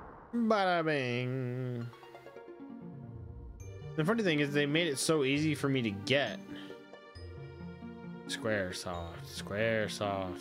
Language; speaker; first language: English; native; English